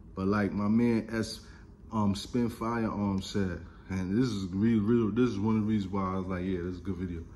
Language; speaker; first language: English; native; English